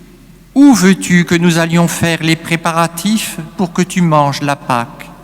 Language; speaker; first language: French; native; French